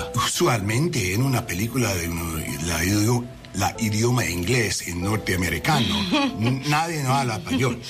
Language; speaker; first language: Spanish; non-native, learner; English